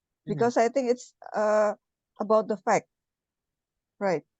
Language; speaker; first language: English; non-native, learner; Indonesian